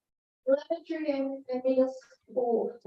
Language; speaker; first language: English; non-native, learner; Indonesian